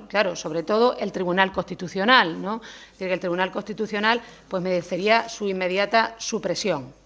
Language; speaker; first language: Spanish; native; Spanish